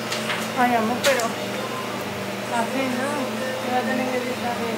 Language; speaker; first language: Spanish; native; Spanish